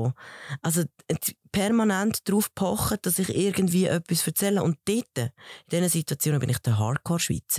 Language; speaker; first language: German; early bilingual, other home language; Spanish